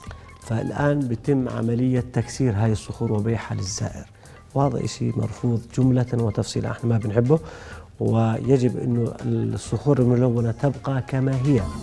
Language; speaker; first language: Arabic; native; Arabic